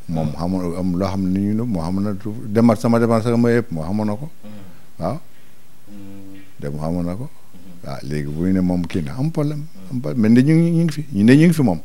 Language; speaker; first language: Wolof; non-native, local second language; Jola-Fonyi